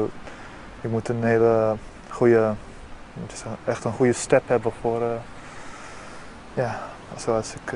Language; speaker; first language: Dutch; early bilingual, heritage; Dutch